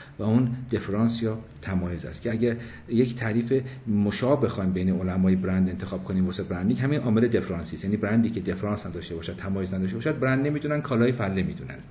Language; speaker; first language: Persian; early bilingual, other home language; English